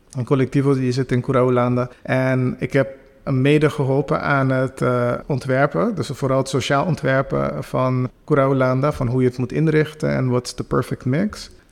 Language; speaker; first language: Dutch; non-native, local second language; Papiamento